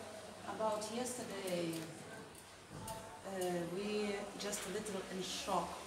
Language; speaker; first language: English; non-native, learner; Lithuanian